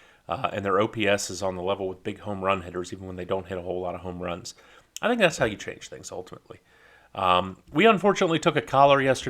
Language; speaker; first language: English; native; English